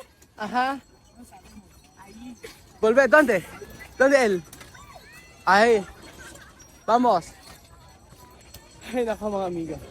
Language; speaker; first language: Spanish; non-native, learner; Filipino